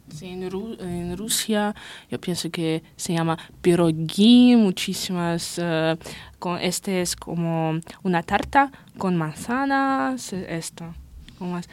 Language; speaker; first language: Spanish; non-native, learner; Russian